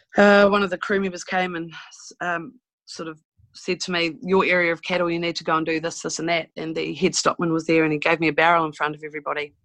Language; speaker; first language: English; native; English